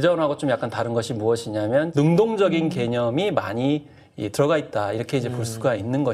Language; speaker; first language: Korean; native; Korean